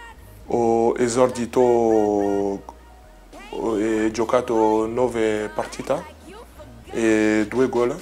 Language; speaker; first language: Italian; non-native, learner; French